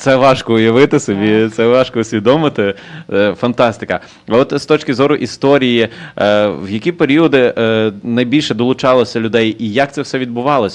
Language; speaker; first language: Ukrainian; native; Ukrainian